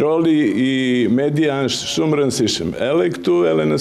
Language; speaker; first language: Albanian; non-native, fluent; Serbian